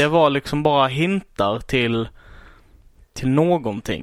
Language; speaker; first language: Swedish; native; Swedish